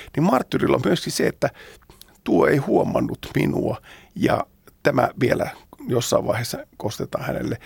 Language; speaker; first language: Finnish; native; Finnish